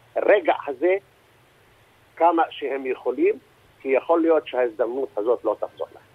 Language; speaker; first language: Hebrew; non-native, local second language; Arabic